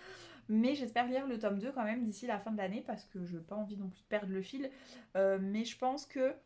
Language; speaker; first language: French; native; French